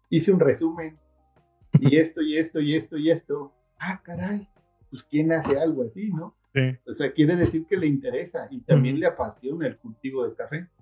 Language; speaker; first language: Spanish; native; Spanish